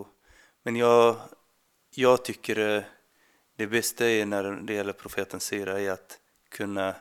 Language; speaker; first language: Swedish; non-native, fluent; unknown